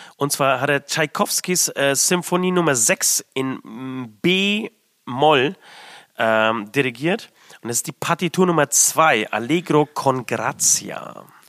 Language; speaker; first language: German; early bilingual, other home language; Polish